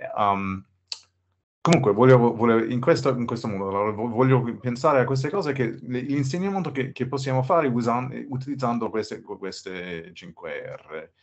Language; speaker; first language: Italian; non-native, learner; English